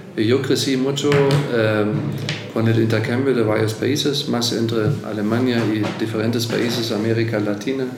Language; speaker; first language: Spanish; non-native, fluent; German